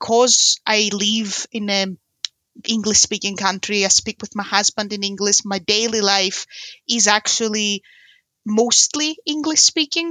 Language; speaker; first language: English; non-native, fluent; Greek